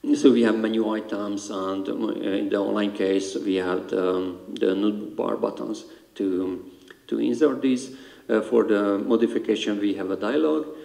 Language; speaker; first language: English; non-native, fluent; Hungarian